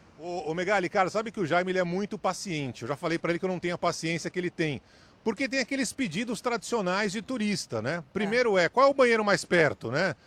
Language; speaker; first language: Portuguese; native; Portuguese